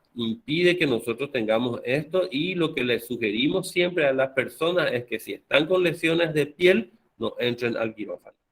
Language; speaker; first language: Spanish; native; Spanish